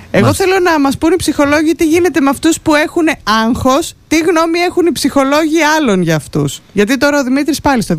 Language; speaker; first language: Greek; native; Greek